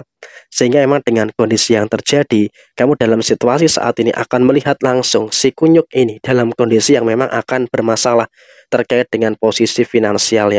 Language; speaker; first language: Indonesian; native; Indonesian